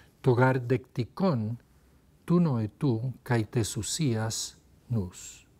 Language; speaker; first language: Greek; non-native, fluent; Spanish